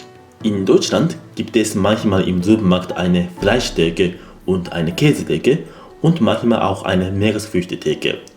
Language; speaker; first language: German; non-native, fluent; Japanese